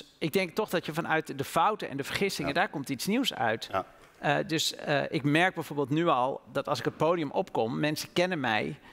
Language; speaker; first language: Dutch; native; Dutch